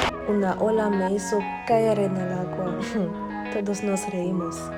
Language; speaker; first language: Spanish; non-native, learner; French